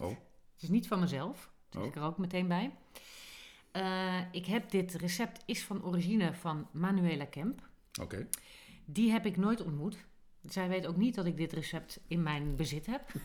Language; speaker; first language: Dutch; native; Dutch